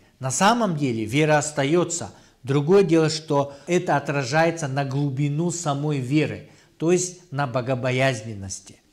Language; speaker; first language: Russian; non-native, local second language; Kyrgyz